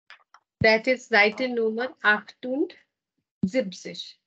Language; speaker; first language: German; non-native, fluent; Hindi